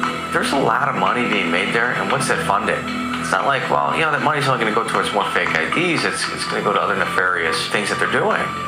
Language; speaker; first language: English; native; English